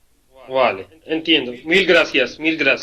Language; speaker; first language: Spanish; non-native, learner; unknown